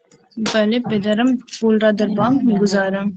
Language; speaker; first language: Persian; non-native, learner; Urdu